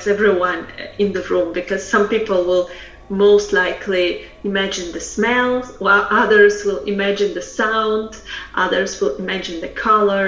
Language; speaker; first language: English; non-native, fluent; Russian